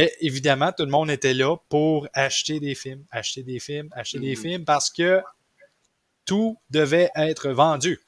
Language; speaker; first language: French; native; French